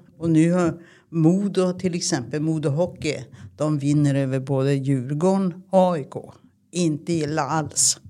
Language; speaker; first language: Swedish; native; Swedish